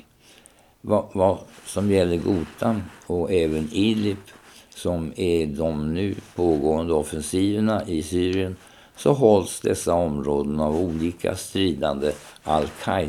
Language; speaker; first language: Swedish; native; Swedish